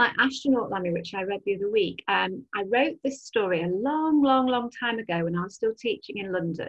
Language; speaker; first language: English; native; English